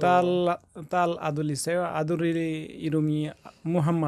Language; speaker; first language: Korean; non-native, learner; Bangla